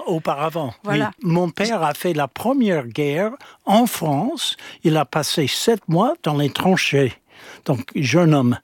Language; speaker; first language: French; non-native, fluent; English